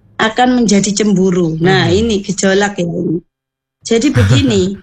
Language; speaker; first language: Indonesian; non-native, local second language; Javanese